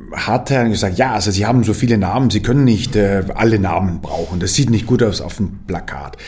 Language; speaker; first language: German; non-native, fluent; Danish